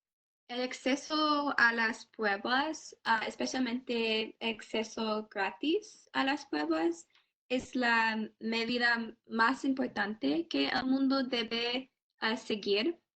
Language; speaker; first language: Spanish; non-native, learner; English